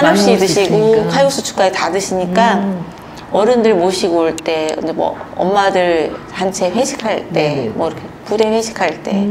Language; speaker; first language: Korean; native; Korean